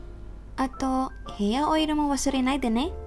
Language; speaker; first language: Japanese; non-native, fluent; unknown